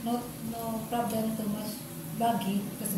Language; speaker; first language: English; non-native, learner; Filipino